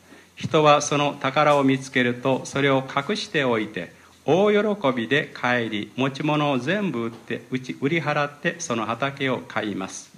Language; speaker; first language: Japanese; native; Japanese